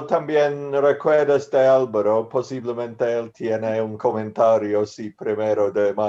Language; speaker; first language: Spanish; non-native, learner; English